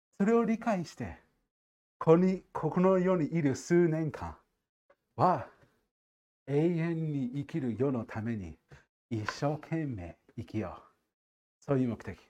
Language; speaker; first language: Japanese; non-native, fluent; English